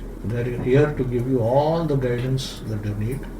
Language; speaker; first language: English; non-native, local second language; Telugu